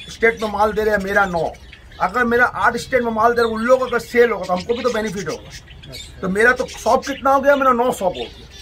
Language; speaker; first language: Hindi; non-native, local second language; Bangla